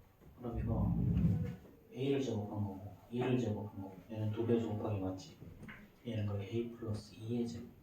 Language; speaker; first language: Korean; native; Korean